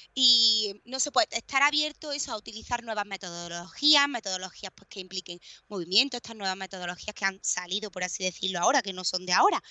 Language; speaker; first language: Spanish; native; Spanish